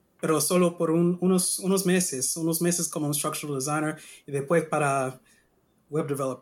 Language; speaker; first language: Spanish; non-native, learner; English